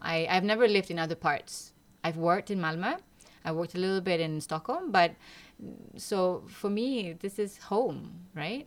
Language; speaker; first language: English; non-native, local second language; Malay